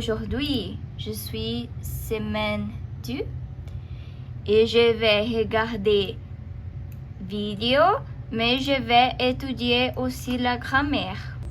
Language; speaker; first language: French; non-native, learner; Portuguese